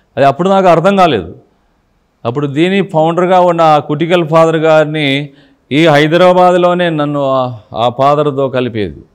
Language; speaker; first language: Telugu; non-native, fluent; Malayalam